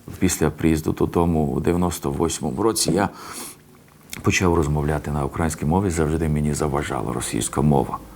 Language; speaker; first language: Ukrainian; non-native, local second language; Hungarian